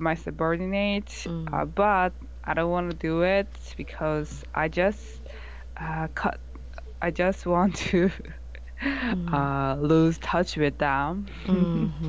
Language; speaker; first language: English; non-native, learner; Korean